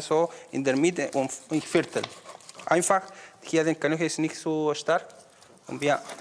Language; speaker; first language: German; non-native, learner; Spanish